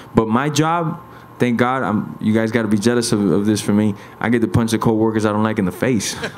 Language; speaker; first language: English; early bilingual, other home language; Spanish